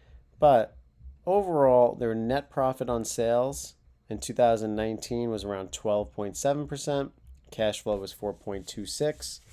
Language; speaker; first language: English; native; English